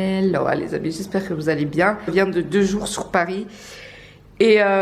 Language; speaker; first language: French; native; French